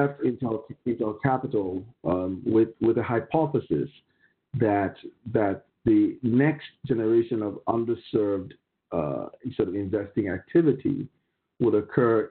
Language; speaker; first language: English; non-native, local second language; Yoruba